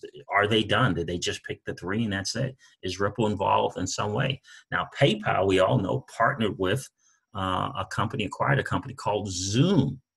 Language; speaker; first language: English; native; English